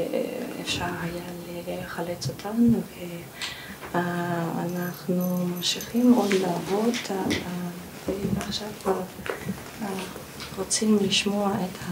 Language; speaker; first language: Hebrew; non-native, fluent; Russian